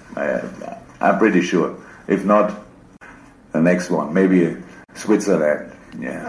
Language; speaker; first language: English; non-native, fluent; German